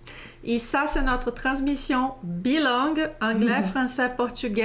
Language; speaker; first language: French; non-native, fluent; Portuguese